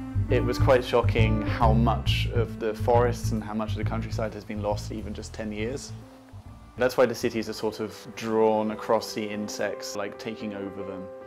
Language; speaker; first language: English; native; English